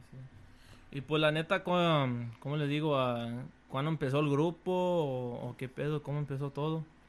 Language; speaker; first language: Spanish; early bilingual, heritage; Spanish